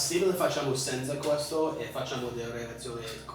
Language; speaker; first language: Italian; non-native, learner; English